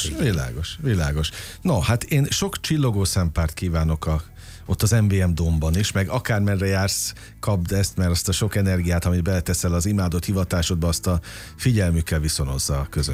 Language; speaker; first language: Hungarian; native; Hungarian